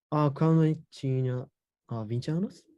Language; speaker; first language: Portuguese; non-native, learner; Japanese